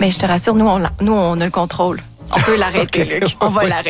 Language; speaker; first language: French; native; French